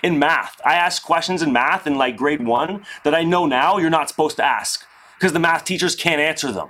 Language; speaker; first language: English; native; English